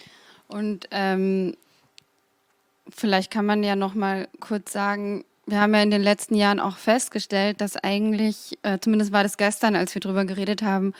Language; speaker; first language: German; native; German